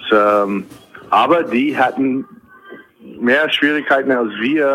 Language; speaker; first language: German; non-native, fluent; English